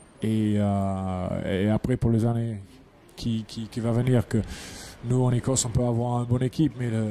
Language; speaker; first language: French; non-native, fluent; English